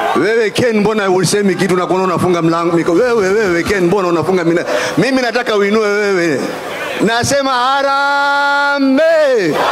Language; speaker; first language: Swahili; native; Swahili